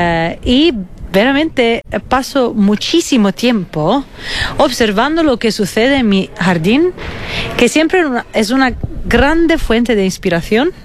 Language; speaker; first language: Spanish; non-native, fluent; Italian